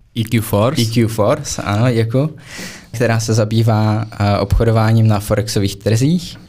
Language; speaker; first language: Czech; native; Czech